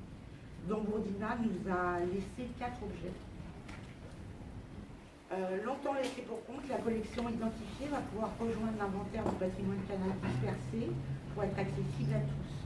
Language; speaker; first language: French; native; French